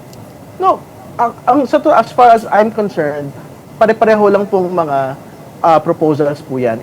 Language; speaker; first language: Filipino; native; Filipino